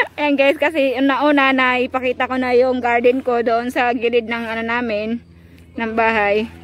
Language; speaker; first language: Filipino; non-native, local second language; Cebuano